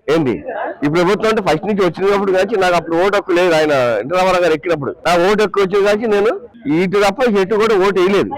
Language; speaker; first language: Telugu; non-native, local second language; Urdu